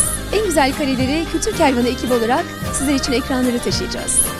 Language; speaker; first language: Turkish; native; Turkish